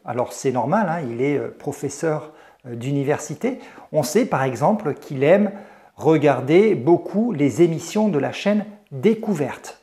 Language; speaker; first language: French; native; French